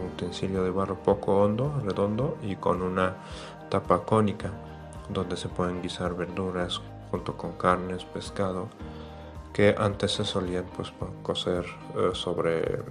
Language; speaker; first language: Spanish; non-native, fluent; Arabic